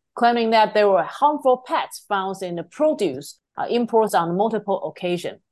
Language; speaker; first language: English; non-native, fluent; Chinese